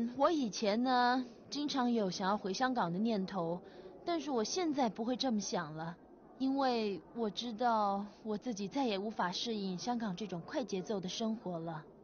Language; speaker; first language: Chinese; non-native, local second language; Cantonese